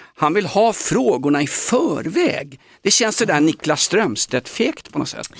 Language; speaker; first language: Swedish; native; Swedish